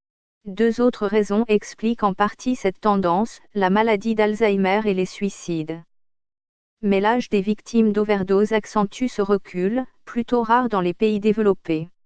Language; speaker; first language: French; native; French